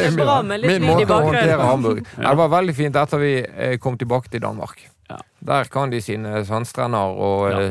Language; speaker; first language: Norwegian; native; Norwegian